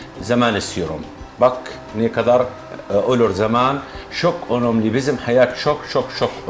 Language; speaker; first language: Turkish; non-native, learner; Arabic